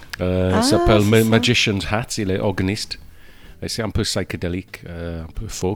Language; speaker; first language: French; non-native, fluent; English